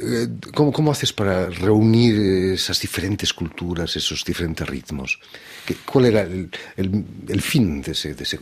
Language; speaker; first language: Spanish; native; Spanish